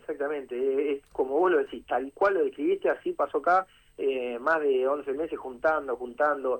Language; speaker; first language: Spanish; native; Spanish